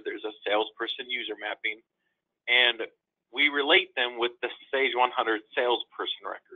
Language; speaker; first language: English; native; English